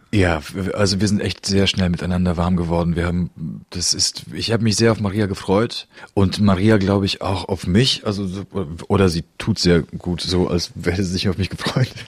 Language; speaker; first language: German; early bilingual, other home language; Polish